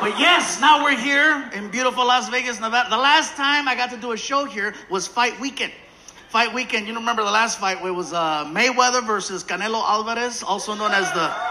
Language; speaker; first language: English; early bilingual, other home language; Spanish